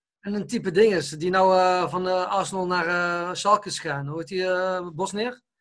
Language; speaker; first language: Dutch; early bilingual, other home language; Arabic